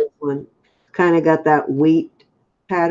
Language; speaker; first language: English; native; English